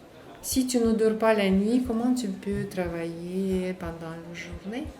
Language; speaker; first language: French; non-native, learner; Russian